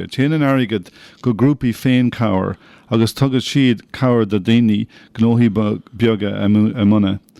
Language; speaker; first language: Irish; non-native, local second language; English